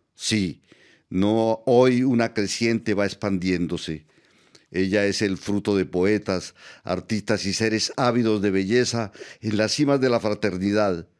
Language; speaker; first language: Spanish; native; Spanish